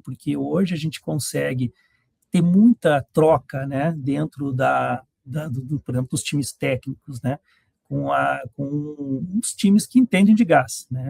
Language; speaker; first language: Portuguese; native; Portuguese